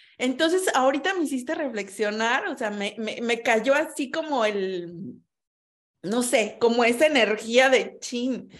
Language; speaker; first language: Spanish; native; Spanish